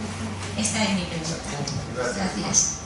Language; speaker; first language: Spanish; non-native, fluent; Chinese